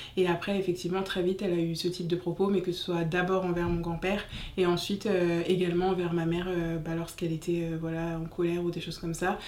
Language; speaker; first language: French; native; French